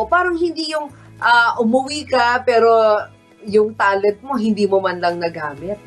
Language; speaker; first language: Filipino; native; Filipino